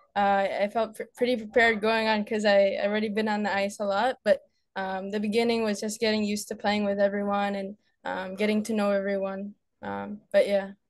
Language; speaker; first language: English; native; English